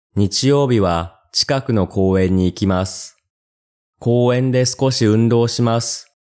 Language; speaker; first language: Japanese; non-native, learner; English